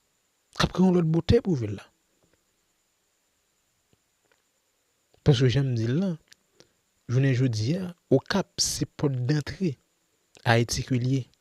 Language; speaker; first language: French; non-native, local second language; Haitian Creole